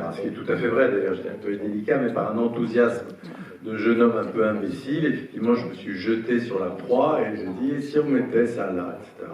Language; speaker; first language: French; native; French